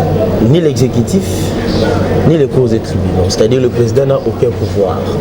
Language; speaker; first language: French; non-native, local second language; Lingala